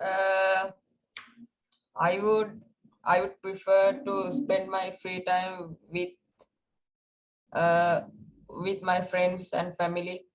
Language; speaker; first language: English; non-native, learner; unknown